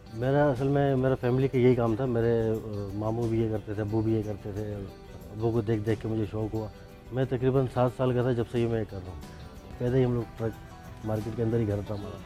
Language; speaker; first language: Urdu; native; Urdu